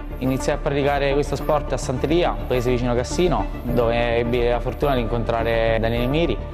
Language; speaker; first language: Italian; native; Italian